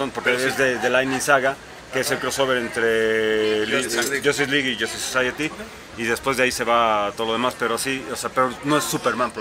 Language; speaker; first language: Spanish; native; Spanish